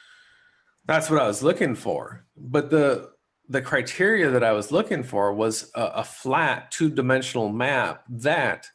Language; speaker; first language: English; native; English